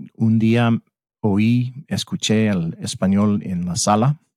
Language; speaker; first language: Spanish; non-native, fluent; English